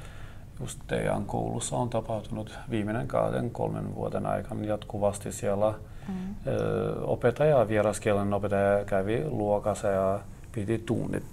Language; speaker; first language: Finnish; non-native, learner; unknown